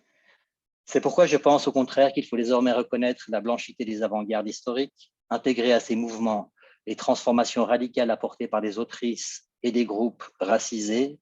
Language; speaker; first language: French; native; French